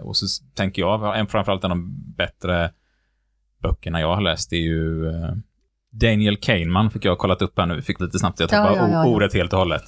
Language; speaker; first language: Swedish; native; Swedish